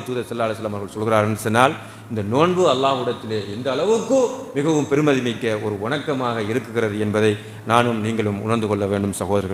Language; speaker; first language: Tamil; native; Tamil